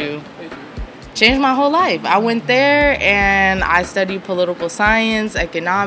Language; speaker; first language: English; native; English